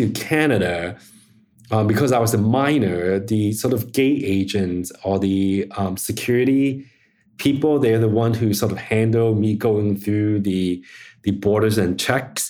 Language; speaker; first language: English; early bilingual, other home language; Chinese